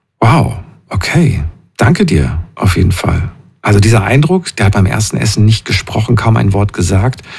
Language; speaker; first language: German; native; German